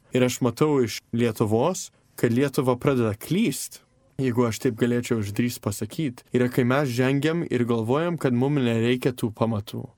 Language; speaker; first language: Lithuanian; early bilingual, heritage; Lithuanian